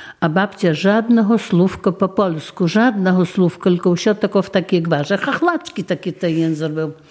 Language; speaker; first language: Polish; non-native, local second language; Belarusian